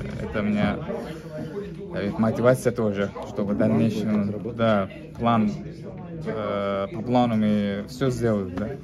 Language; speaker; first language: Russian; non-native, local second language; Uzbek